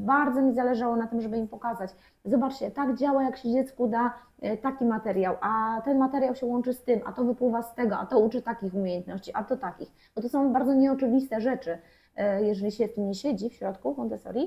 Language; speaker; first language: Polish; native; Polish